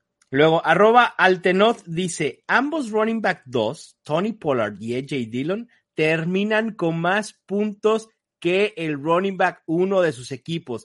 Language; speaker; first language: Spanish; native; Spanish